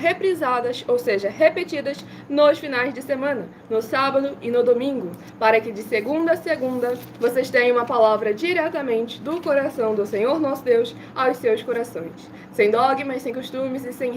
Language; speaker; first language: Portuguese; native; Portuguese